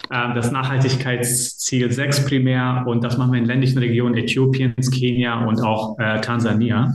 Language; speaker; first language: German; early bilingual, other home language; Serbian